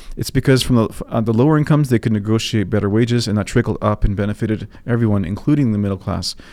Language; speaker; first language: English; native; English